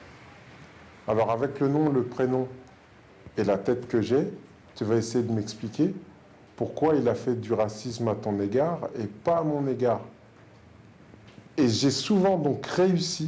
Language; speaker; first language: French; native; French